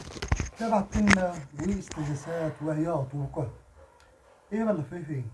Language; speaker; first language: Arabic; native; Arabic